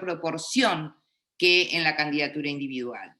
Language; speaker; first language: Spanish; native; Spanish